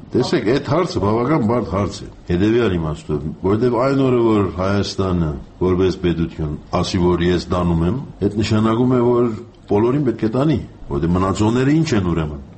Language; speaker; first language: Armenian; early bilingual, heritage; Armenian